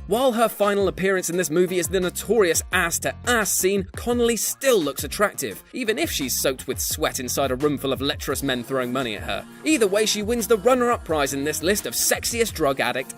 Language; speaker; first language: English; native; English